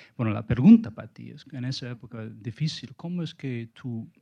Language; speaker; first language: Spanish; non-native, learner; English